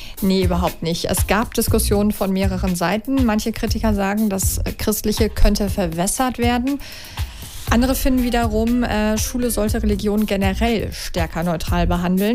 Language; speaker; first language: German; native; German